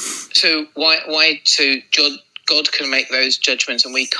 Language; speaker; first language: English; native; English